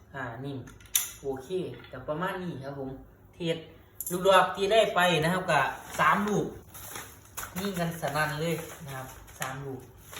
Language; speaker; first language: Thai; native; Thai